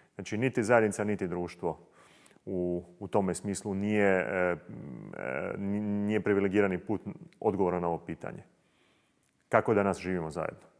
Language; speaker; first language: Croatian; native; Croatian